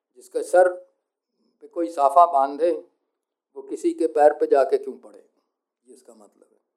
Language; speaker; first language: Hindi; native; Hindi